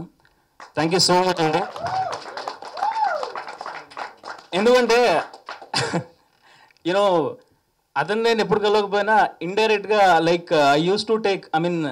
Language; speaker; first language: Telugu; native; Telugu